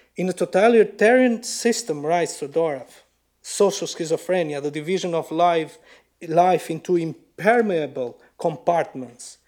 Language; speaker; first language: English; non-native, fluent; Albanian